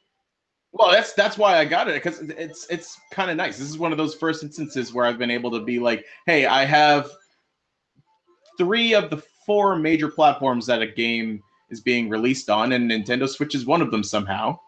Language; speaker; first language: English; native; English